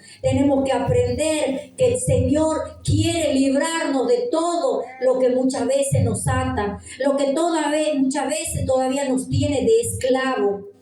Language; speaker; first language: Spanish; native; Spanish